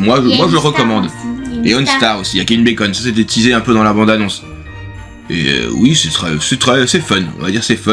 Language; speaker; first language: French; native; French